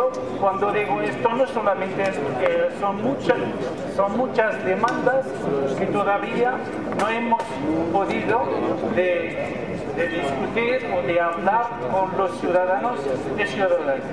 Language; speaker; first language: Spanish; non-native, fluent; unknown